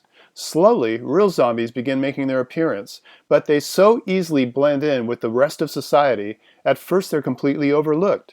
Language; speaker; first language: English; native; English